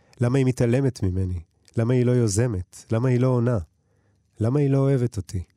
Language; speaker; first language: Hebrew; early bilingual, other home language; Russian